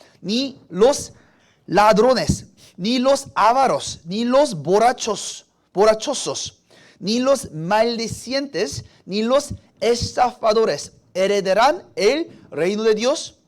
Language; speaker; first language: Spanish; non-native, fluent; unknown